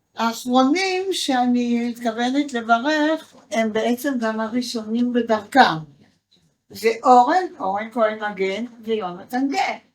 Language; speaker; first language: Hebrew; native; Hebrew